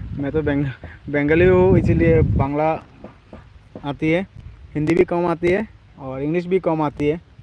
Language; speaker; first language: Hindi; non-native, local second language; Bangla